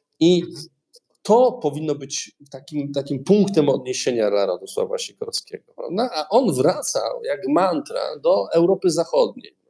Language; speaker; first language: Polish; native; Polish